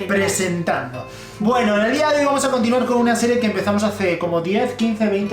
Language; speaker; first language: Spanish; native; Spanish